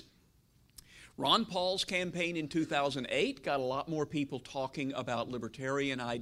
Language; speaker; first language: English; native; English